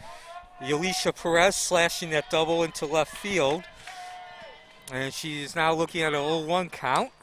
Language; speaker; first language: English; native; English